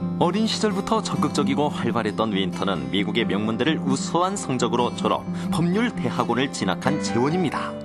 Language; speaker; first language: Korean; native; Korean